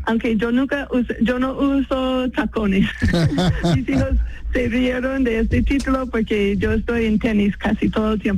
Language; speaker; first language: Spanish; non-native, fluent; English